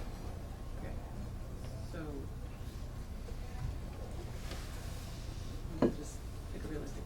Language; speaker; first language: English; native; English